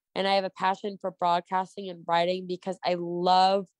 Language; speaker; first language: English; native; English